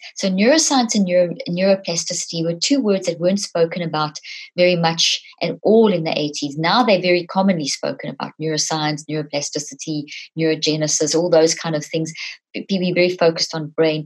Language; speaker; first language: English; native; English